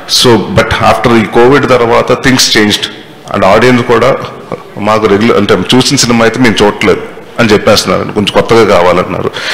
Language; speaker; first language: Telugu; native; Telugu